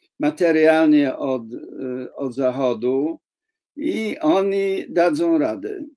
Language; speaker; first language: Polish; non-native, fluent; English